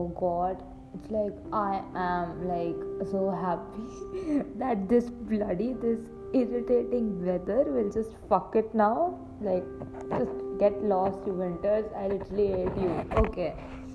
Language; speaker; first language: English; non-native, local second language; Punjabi